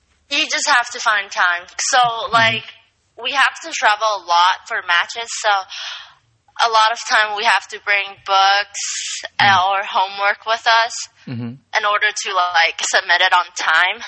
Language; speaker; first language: English; non-native, fluent; Chinese